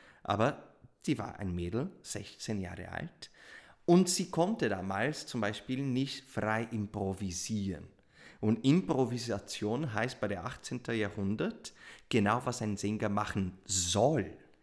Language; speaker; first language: German; non-native, fluent; Portuguese